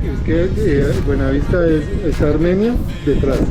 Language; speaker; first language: Spanish; native; Spanish